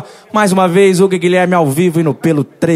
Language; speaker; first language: Portuguese; native; Portuguese